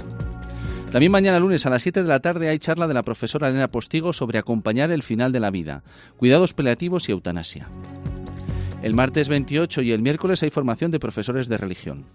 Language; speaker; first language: Spanish; native; Spanish